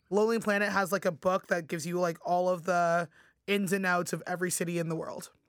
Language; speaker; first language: English; native; English